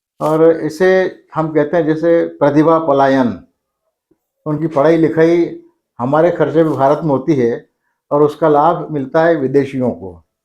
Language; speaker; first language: Hindi; native; Hindi